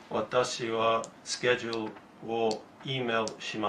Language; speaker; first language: Japanese; non-native, learner; English